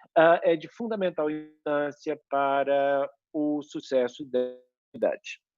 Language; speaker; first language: Portuguese; native; Portuguese